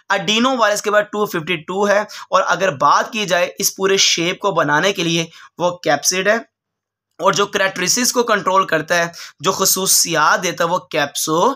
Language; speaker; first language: Urdu; non-native, local second language; Punjabi